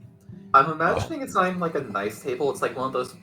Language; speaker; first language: English; native; English